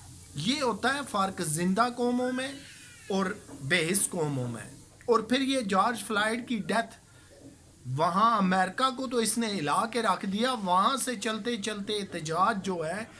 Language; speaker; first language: Urdu; native; Urdu